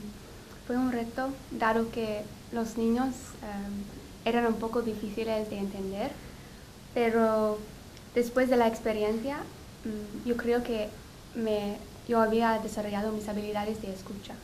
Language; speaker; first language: Spanish; non-native, fluent; English